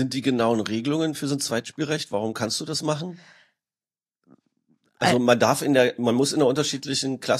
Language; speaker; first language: German; native; German